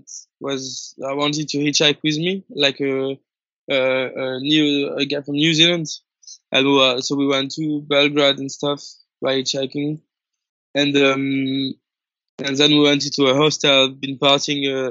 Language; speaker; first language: English; non-native, fluent; French